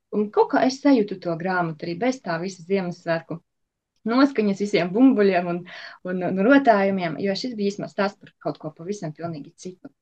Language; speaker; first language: Latvian; native; Latvian